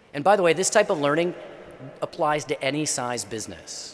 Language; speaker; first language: English; native; English